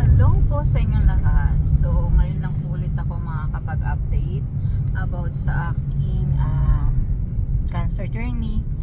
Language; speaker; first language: Filipino; native; Filipino